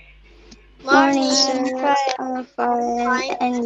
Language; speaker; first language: English; non-native, learner; Indonesian